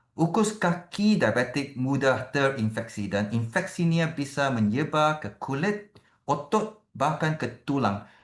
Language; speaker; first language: Malay; non-native, local second language; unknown